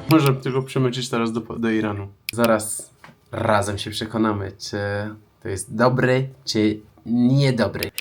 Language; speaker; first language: Polish; non-native, fluent; Persian